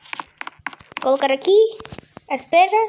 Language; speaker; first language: Spanish; non-native, learner; Portuguese